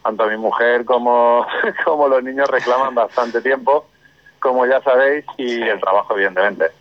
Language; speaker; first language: Spanish; non-native, local second language; Catalan